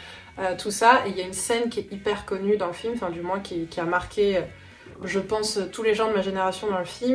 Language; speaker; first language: French; native; French